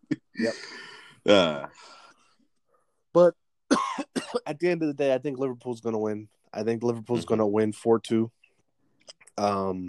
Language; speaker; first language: English; native; English